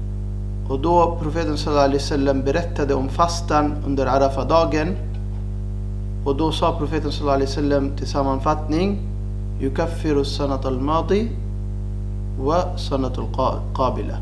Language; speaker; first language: Swedish; non-native, fluent; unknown